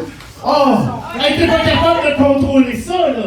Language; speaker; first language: French; native; French